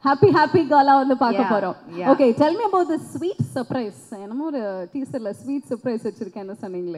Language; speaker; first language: Tamil; native; Tamil